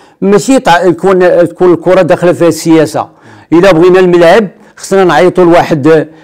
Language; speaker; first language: Arabic; native; Arabic